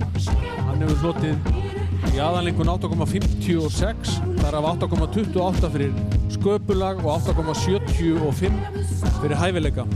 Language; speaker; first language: Icelandic; native; Icelandic